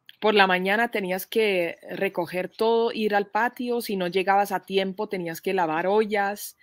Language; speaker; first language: Spanish; non-native, fluent; Dutch